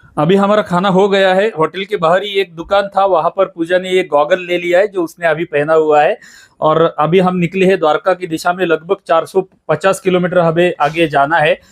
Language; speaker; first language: Hindi; non-native, local second language; Marathi